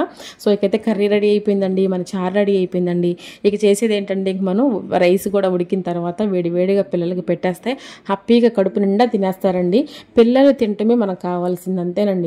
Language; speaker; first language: Telugu; native; Telugu